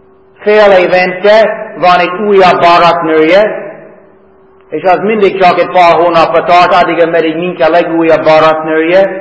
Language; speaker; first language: Hungarian; non-native, fluent; English